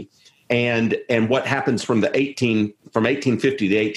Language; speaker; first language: English; native; English